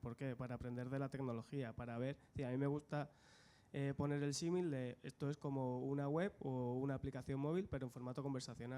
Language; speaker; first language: Spanish; native; Spanish